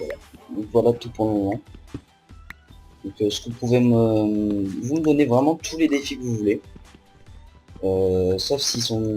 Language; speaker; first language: French; native; French